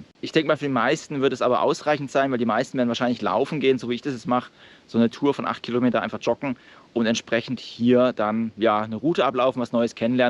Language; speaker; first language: German; native; German